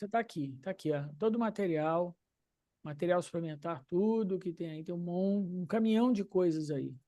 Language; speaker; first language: Portuguese; native; Portuguese